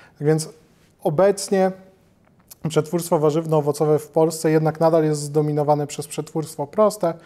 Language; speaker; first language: Polish; native; Polish